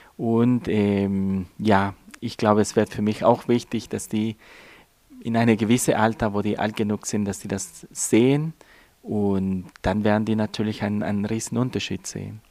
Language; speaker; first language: German; non-native, fluent; Spanish